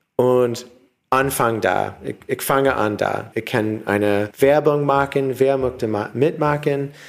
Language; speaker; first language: German; non-native, learner; English